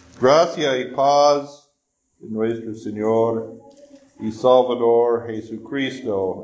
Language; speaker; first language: Spanish; non-native, fluent; English